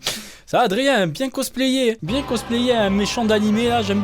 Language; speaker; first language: French; native; French